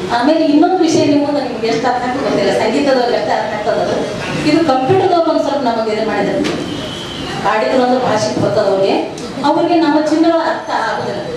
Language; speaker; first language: Kannada; native; Kannada